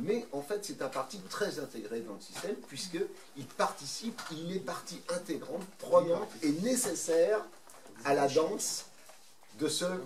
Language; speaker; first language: French; native; French